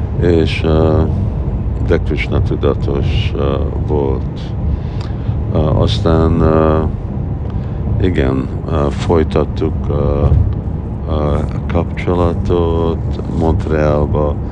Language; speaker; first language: Hungarian; early bilingual, heritage; Hungarian